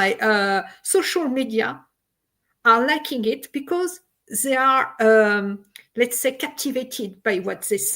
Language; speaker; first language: English; non-native, fluent; French